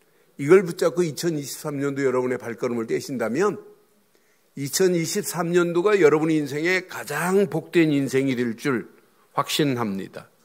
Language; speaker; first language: Korean; native; Korean